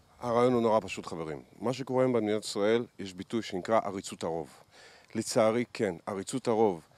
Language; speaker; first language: Hebrew; early bilingual, other home language; Russian